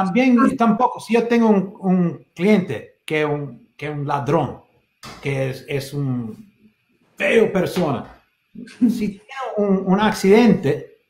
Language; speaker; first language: Spanish; non-native, fluent; English